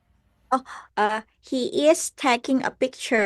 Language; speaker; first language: English; non-native, learner; Indonesian